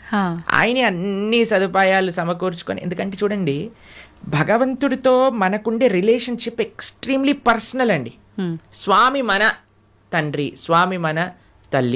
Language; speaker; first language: Telugu; native; Telugu